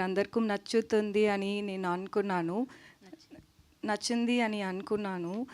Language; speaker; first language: Telugu; non-native, learner; Tamil